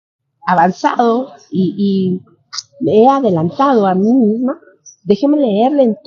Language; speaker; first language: Spanish; native; Spanish